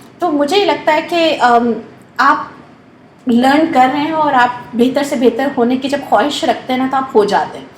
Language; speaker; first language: Urdu; native; Urdu